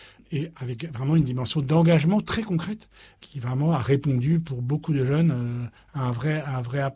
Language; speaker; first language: French; native; French